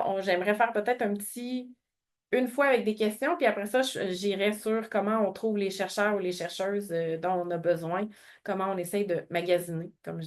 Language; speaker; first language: French; native; French